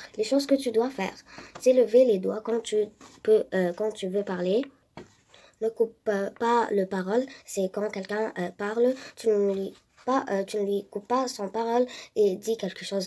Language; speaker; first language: French; non-native, learner; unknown